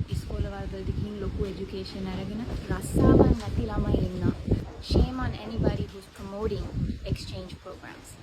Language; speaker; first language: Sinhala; early bilingual, heritage; Sinhala